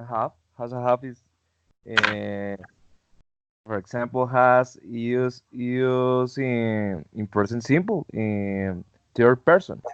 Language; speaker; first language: English; non-native, learner; Spanish